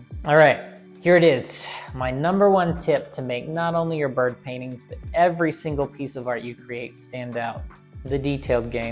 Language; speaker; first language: English; native; English